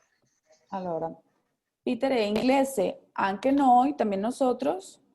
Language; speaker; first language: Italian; non-native, fluent; Spanish